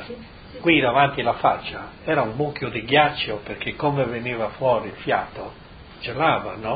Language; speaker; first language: Italian; native; Italian